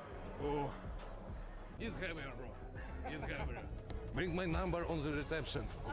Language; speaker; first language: English; non-native, learner; Russian